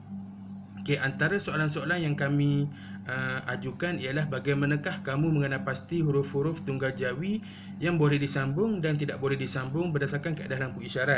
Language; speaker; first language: Malay; native; Malay